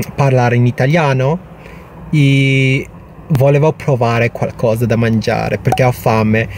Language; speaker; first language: Italian; non-native, learner; English